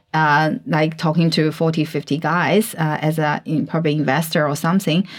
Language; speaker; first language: English; non-native, fluent; Chinese